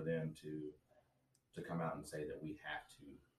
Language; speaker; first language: English; native; English